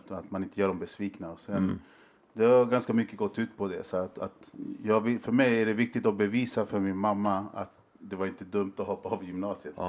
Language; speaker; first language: Swedish; early bilingual, other home language; Spanish